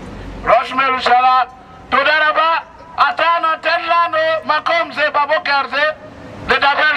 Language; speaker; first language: Hebrew; non-native, learner; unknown